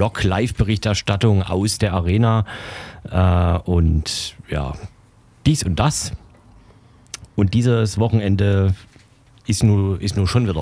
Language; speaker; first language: German; native; German